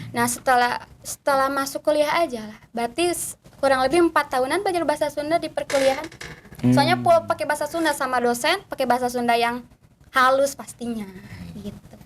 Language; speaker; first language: Indonesian; non-native, local second language; Sundanese